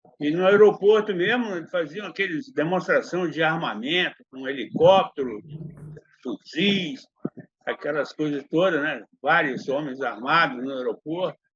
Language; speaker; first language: Portuguese; native; Portuguese